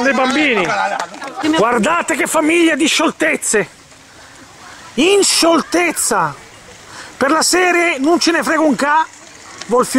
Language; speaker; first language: Italian; native; Italian